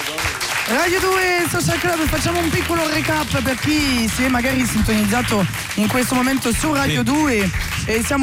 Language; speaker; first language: Italian; native; Italian